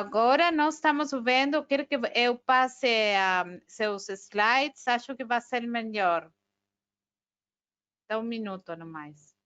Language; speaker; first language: Portuguese; non-native, fluent; Spanish